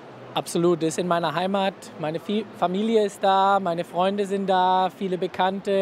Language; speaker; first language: German; native; German